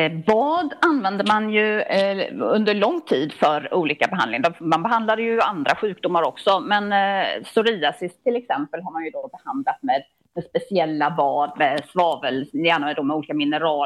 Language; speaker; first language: Swedish; native; Swedish